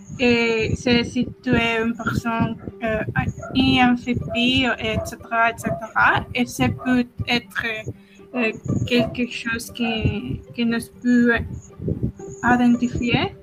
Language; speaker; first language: French; non-native, learner; Spanish